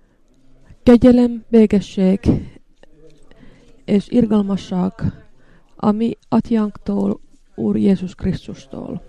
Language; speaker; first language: Hungarian; non-native, learner; Finnish